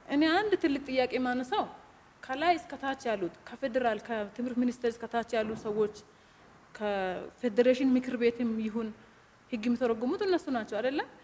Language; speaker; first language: Amharic; non-native, local second language; Hadiyya